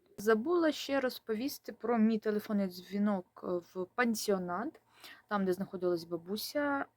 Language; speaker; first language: Ukrainian; non-native, local second language; Russian